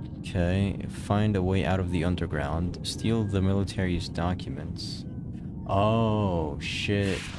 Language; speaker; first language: English; non-native, local second language; Filipino